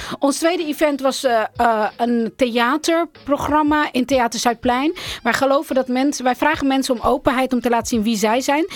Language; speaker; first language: Dutch; early bilingual, other home language; Central Kurdish